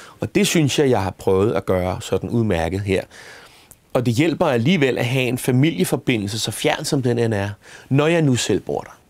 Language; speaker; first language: Danish; native; Danish